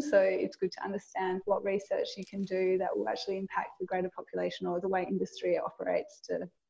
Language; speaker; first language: English; native; English